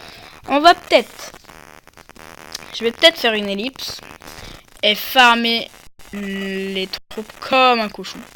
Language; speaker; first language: French; native; French